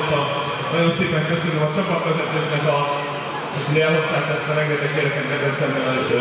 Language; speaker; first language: Hungarian; native; Hungarian